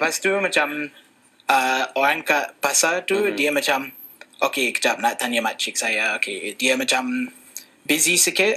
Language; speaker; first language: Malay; non-native, fluent; English